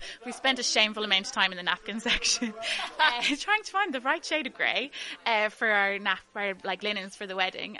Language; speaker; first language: English; native; English